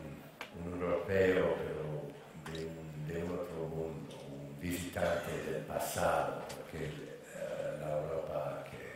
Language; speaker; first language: Spanish; non-native, fluent; English